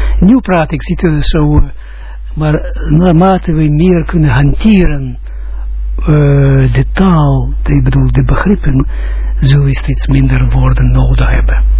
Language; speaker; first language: Dutch; non-native, fluent; Russian